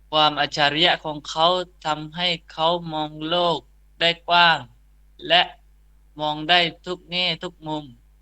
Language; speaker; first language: Thai; non-native, local second language; Pattani Malay